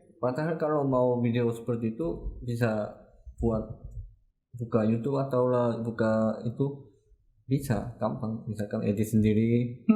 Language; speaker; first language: Indonesian; non-native, learner; Korean